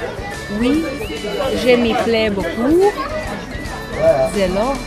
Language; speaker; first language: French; non-native, learner; Slovenian